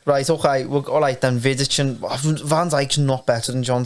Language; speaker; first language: English; native; English